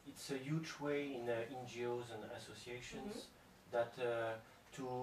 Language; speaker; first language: English; non-native, fluent; French